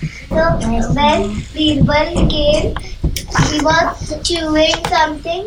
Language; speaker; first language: English; non-native, learner; Hindi